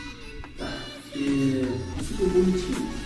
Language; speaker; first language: Portuguese; non-native, learner; Haitian Creole